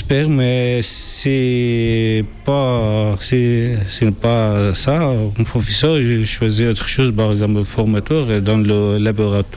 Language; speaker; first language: French; non-native, fluent; Arabic